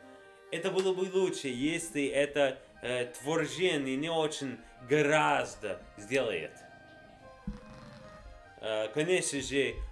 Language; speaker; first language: Russian; non-native, learner; English